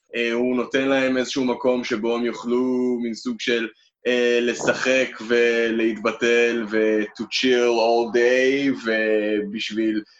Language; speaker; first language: Hebrew; native; Hebrew